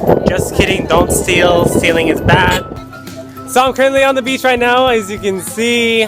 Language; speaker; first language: English; native; English